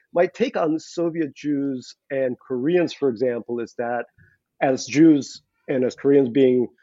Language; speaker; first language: English; non-native, fluent; Russian